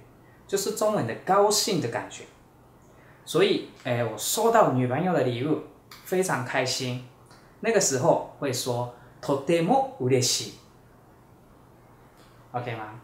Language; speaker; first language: Chinese; non-native, fluent; Japanese